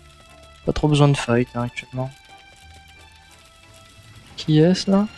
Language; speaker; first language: French; native; French